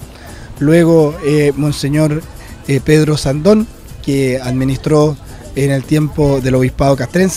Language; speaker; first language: Spanish; native; Spanish